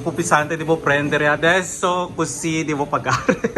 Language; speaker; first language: Italian; non-native, learner; Filipino